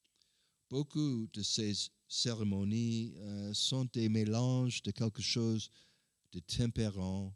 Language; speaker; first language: French; non-native, learner; English